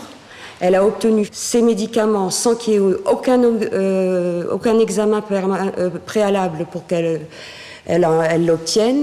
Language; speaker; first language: French; native; French